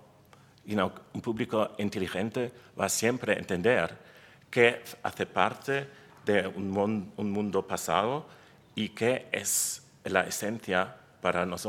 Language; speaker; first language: Spanish; non-native, learner; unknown